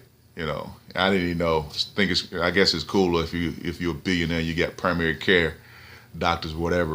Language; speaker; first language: English; native; English